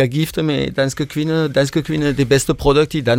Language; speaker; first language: Danish; non-native, fluent; French